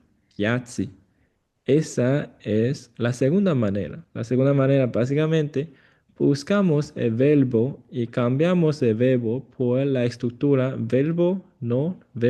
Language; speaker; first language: Spanish; non-native, fluent; Chinese